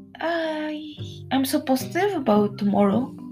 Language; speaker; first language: English; non-native, learner; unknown